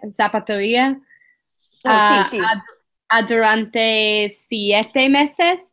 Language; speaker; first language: Spanish; non-native, learner; English